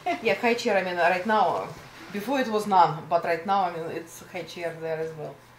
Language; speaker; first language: English; non-native, fluent; Russian